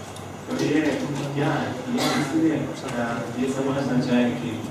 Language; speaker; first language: Hindi; non-native, fluent; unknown